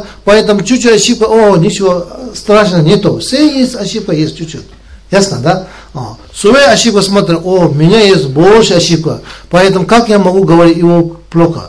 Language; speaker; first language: Russian; non-native, learner; Tibetan